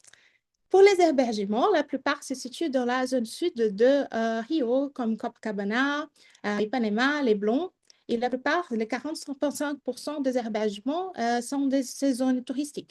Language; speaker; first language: French; non-native, fluent; Portuguese